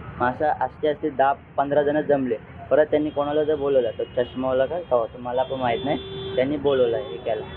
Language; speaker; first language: Marathi; native; Marathi